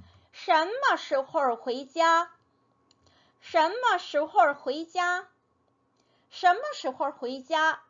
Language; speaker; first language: Chinese; non-native, fluent; Korean